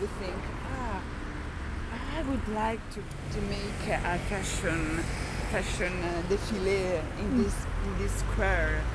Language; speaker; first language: English; non-native, learner; Italian